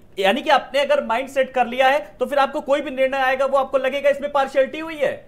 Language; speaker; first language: Hindi; native; Hindi